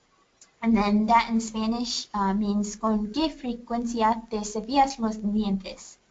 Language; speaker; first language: Spanish; non-native, learner; English